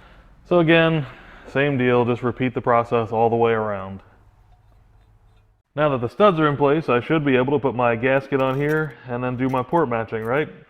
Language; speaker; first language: English; native; English